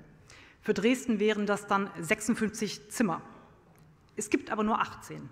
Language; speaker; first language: German; native; German